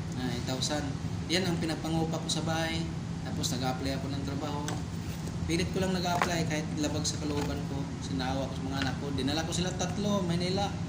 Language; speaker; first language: Filipino; non-native, local second language; Cebuano